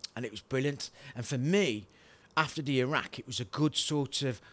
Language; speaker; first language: English; native; English